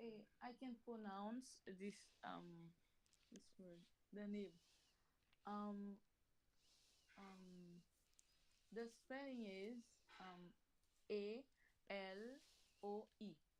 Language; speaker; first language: English; non-native, learner; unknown